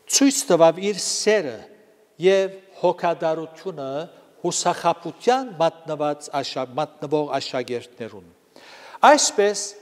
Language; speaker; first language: Armenian; native; Armenian